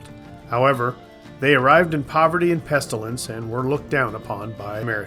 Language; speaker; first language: English; native; English